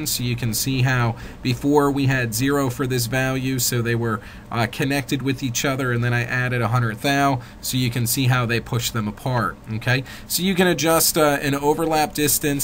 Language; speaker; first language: English; native; English